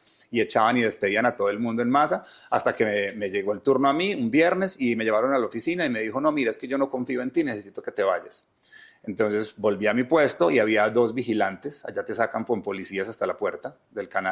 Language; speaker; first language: Spanish; native; Spanish